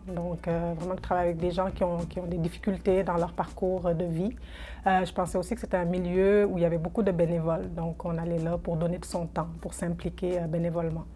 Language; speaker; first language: French; non-native, local second language; Wolof